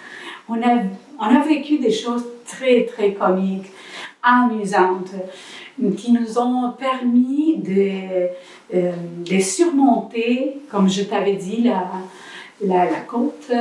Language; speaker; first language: French; non-native, learner; Spanish